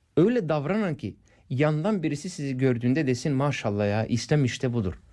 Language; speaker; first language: Turkish; non-native, fluent; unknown